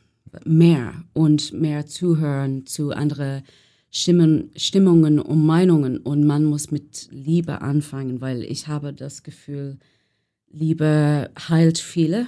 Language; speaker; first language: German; non-native, learner; English